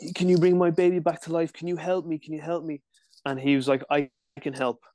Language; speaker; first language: English; native; English